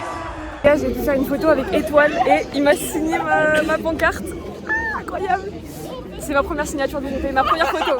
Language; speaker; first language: French; native; French